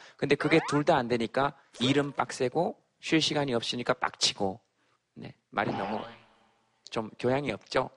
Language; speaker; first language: Korean; native; Korean